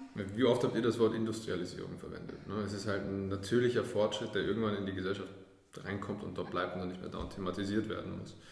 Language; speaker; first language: German; early bilingual, other home language; English